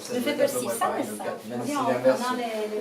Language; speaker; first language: French; non-native, learner; Italian